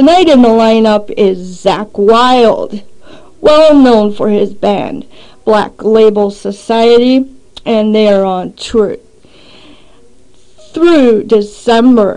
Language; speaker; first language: English; native; English